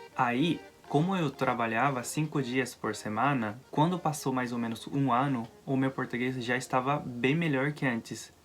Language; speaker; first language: Portuguese; non-native, fluent; Japanese